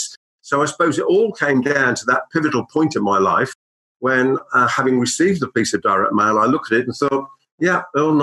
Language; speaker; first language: English; native; English